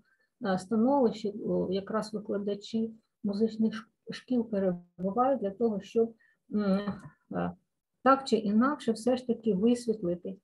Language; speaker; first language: Ukrainian; native; Ukrainian